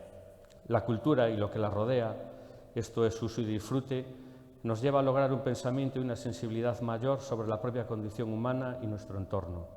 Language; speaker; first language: Spanish; native; Spanish